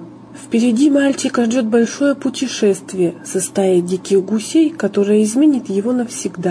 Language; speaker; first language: Russian; native; Russian